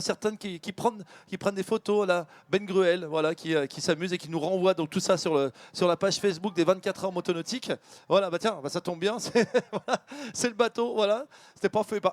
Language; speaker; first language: French; native; French